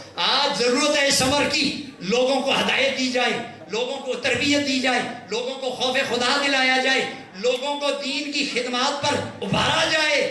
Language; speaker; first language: Urdu; non-native, local second language; Punjabi